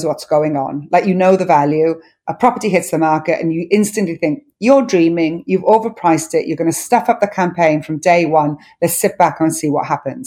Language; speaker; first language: English; non-native, local second language; Welsh